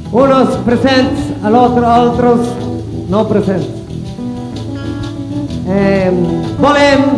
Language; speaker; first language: Catalan; non-native, learner; Galician